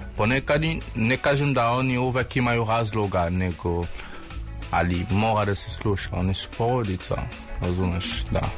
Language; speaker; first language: Serbian; non-native, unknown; French